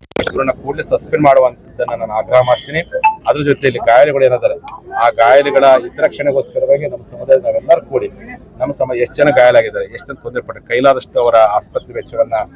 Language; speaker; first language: Kannada; native; Kannada